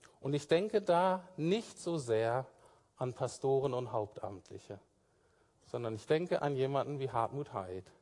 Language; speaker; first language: German; native; German